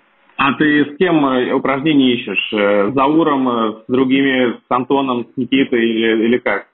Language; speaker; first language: Russian; native; Russian